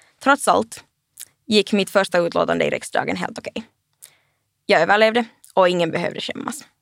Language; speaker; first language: Swedish; native; Swedish